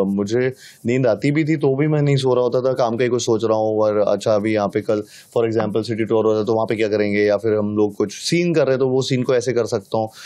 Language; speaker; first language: Hindi; native; Hindi